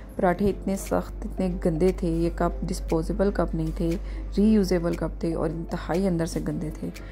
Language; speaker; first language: Urdu; native; Urdu